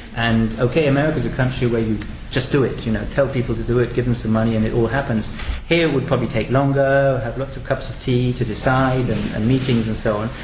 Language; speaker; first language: English; native; English